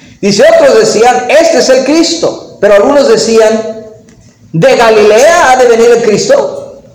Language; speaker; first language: Spanish; non-native, fluent; English